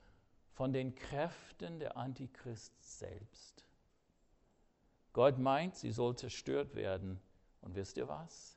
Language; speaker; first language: German; non-native, fluent; English